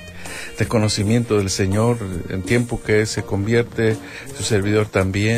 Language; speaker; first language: Spanish; native; Spanish